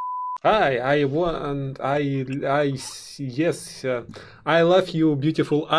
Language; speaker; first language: English; non-native, learner; Russian